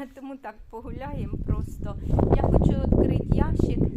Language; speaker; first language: Ukrainian; native; Ukrainian